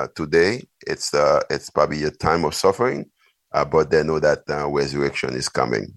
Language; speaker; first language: English; non-native, fluent; Haitian Creole